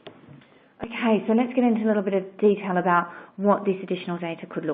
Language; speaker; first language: English; native; English